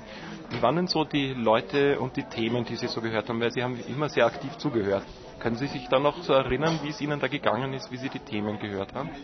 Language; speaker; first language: German; native; German